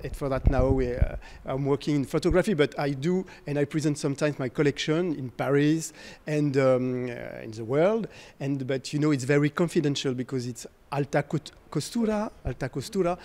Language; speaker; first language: English; non-native, fluent; French